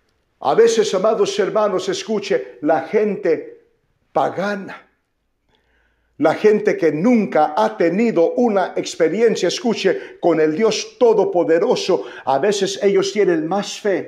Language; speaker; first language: Spanish; native; Spanish